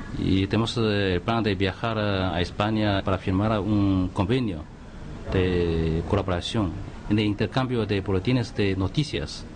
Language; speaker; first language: Spanish; non-native, fluent; Chinese